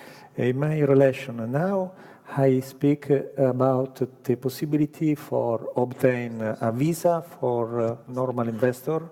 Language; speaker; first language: English; non-native, learner; Italian